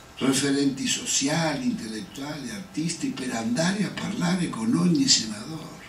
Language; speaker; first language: Italian; non-native, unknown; Spanish